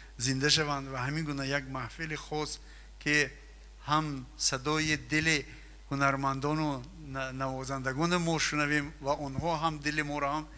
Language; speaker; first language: Tajik; native; Tajik